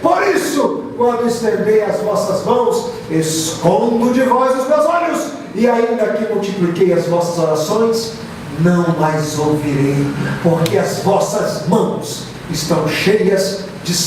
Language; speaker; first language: Portuguese; native; Portuguese